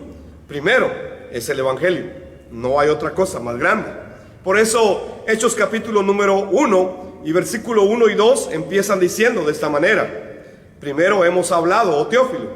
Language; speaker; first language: Spanish; native; Spanish